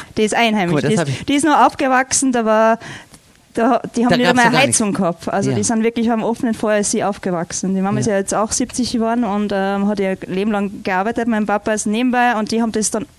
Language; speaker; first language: German; native; German